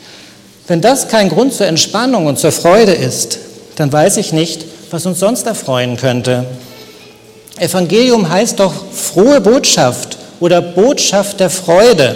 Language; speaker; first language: German; native; German